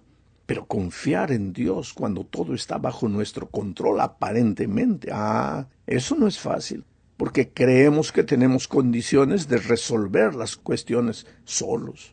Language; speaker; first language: Spanish; native; Spanish